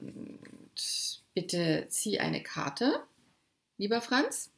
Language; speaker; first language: German; native; German